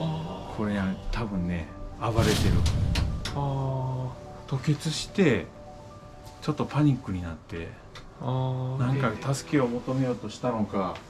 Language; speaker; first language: Japanese; native; Japanese